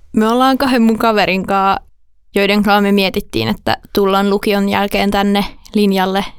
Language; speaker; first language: Finnish; native; Finnish